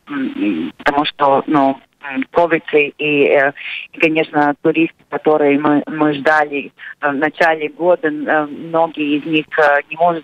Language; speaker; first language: Russian; non-native, local second language; Latvian